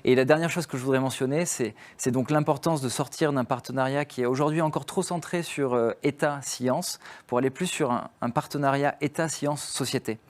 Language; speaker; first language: French; native; French